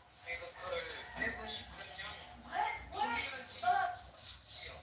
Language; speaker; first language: Korean; non-native, learner; Filipino